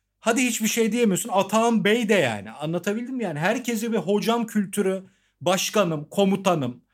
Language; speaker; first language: Turkish; native; Turkish